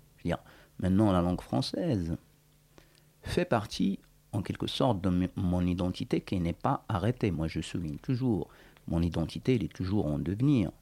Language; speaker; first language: French; non-native, local second language; Berber languages